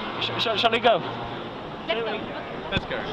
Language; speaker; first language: English; non-native, learner; Dutch